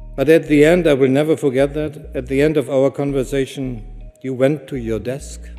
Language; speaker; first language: English; non-native, fluent; German